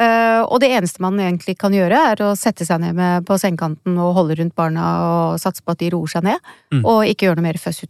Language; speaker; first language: Norwegian; native; Norwegian